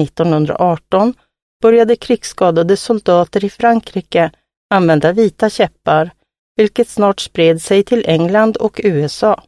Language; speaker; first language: Swedish; native; Swedish